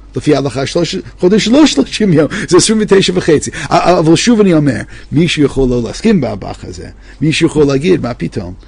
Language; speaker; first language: Hebrew; non-native, fluent; English